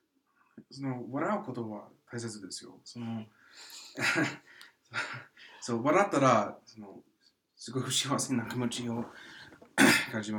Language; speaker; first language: Japanese; non-native, learner; English